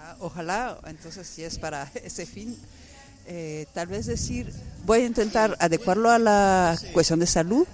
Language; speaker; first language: Spanish; non-native, fluent; French